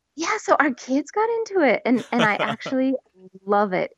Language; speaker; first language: English; native; English